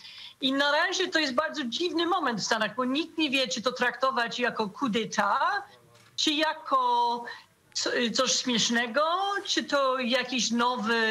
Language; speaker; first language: Polish; non-native, fluent; English